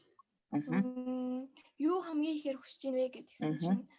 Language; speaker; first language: Mongolian; native; Mongolian